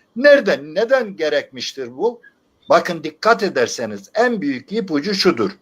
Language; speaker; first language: Turkish; non-native, local second language; Zaza